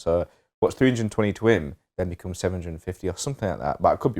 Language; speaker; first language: English; native; English